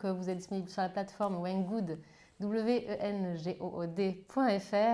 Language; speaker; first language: French; native; French